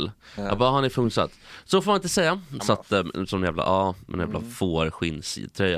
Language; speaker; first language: Swedish; native; Swedish